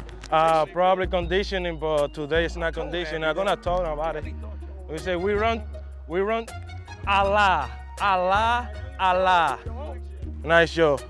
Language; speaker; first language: English; non-native, learner; Spanish